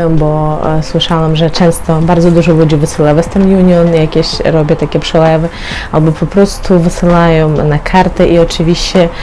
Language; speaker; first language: Polish; non-native, fluent; Ukrainian